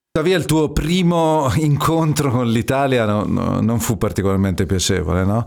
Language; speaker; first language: Italian; native; Italian